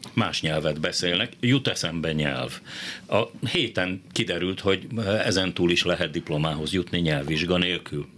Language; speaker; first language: Hungarian; native; Hungarian